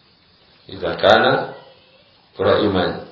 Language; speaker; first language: Arabic; non-native, fluent; Indonesian